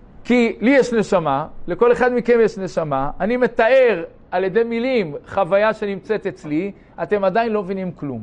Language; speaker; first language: Hebrew; native; Hebrew